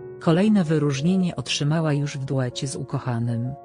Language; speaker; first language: Polish; native; Polish